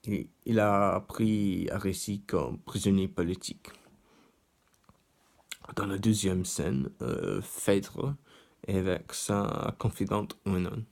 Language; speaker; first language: French; non-native, learner; English